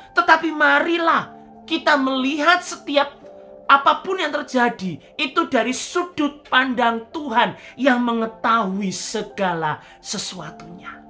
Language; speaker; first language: Indonesian; native; Indonesian